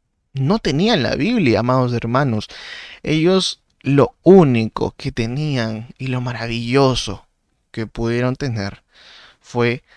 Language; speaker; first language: Spanish; native; Spanish